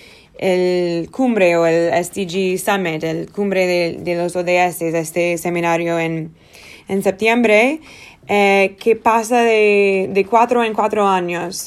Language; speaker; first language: Spanish; non-native, learner; Portuguese